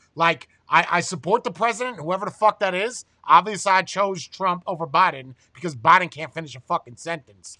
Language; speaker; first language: English; native; English